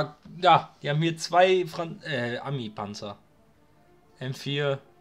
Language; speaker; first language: German; native; German